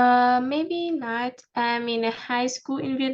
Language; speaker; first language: English; non-native, learner; Vietnamese